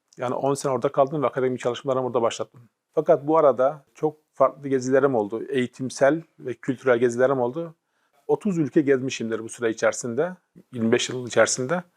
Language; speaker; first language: Turkish; native; Turkish